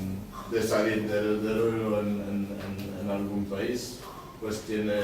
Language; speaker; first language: Spanish; non-native, learner; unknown